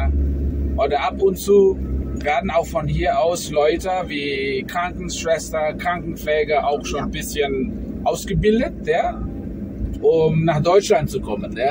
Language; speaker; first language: German; non-native, fluent; Indonesian